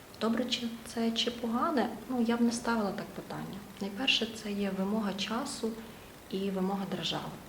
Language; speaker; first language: Ukrainian; native; Ukrainian